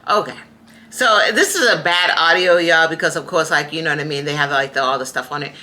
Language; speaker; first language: English; native; English